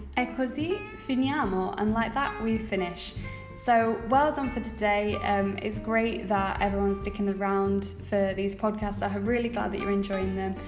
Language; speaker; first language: English; native; English